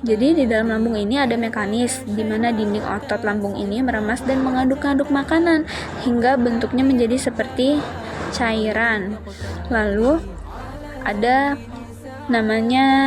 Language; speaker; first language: Indonesian; native; Indonesian